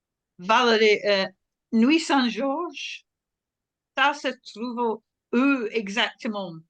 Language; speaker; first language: French; non-native, learner; English